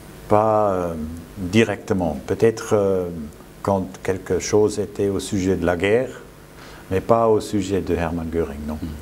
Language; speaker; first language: French; non-native, fluent; German